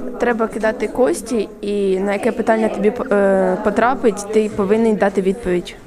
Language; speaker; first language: Ukrainian; non-native, local second language; Russian